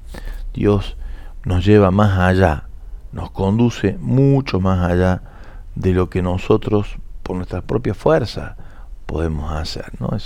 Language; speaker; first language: Spanish; native; Spanish